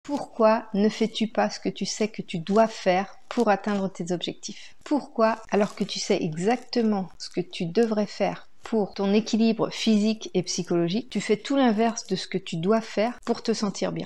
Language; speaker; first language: French; native; French